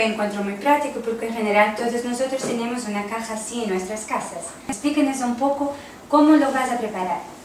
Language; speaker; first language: Spanish; native; Spanish